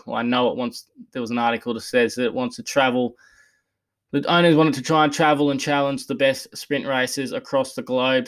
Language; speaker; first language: English; native; English